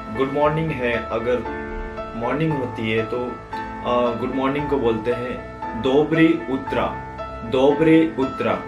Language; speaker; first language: Hindi; native; Hindi